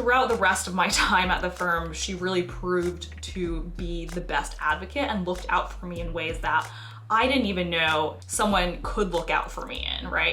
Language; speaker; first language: English; early bilingual, other home language; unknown